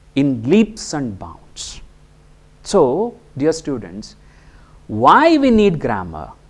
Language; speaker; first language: English; non-native, local second language; Kannada